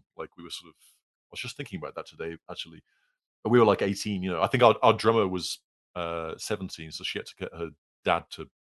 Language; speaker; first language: English; native; English